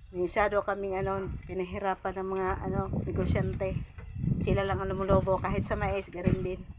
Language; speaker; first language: Filipino; non-native, local second language; Cebuano